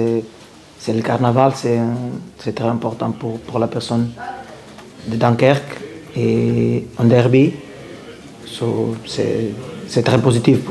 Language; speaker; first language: French; non-native, learner; Portuguese